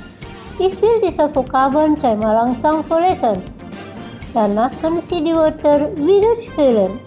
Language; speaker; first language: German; non-native, fluent; Indonesian